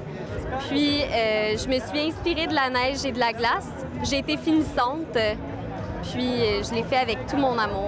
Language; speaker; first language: French; native; French